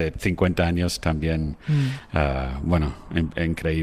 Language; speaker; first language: Spanish; non-native, fluent; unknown